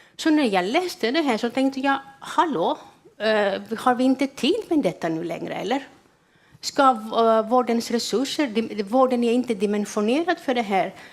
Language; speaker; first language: Swedish; non-native, fluent; Greek